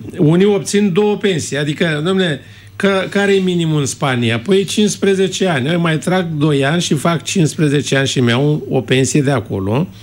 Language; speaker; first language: Romanian; native; Romanian